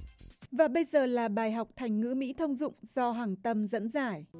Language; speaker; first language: Vietnamese; native; Vietnamese